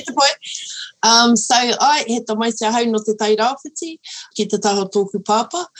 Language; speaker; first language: English; early bilingual, other home language; Māori